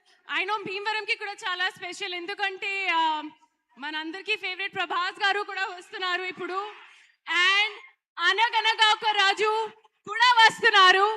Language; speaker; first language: Telugu; non-native, learner; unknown